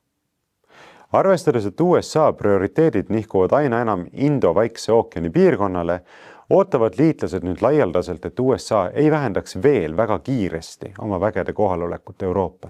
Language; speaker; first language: Estonian; native; Estonian